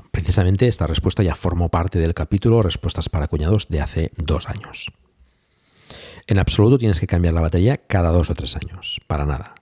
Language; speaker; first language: Spanish; native; Spanish